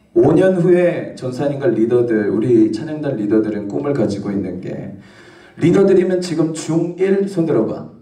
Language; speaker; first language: Korean; native; Korean